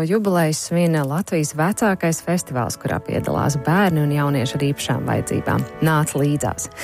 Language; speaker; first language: Latvian; native; Latvian